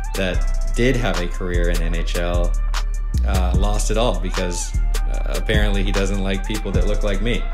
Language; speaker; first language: English; native; English